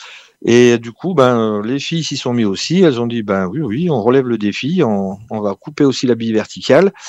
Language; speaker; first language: French; native; French